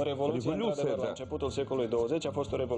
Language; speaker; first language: Romanian; native; Romanian